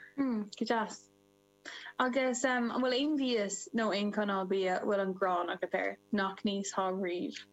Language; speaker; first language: Irish; non-native, local second language; English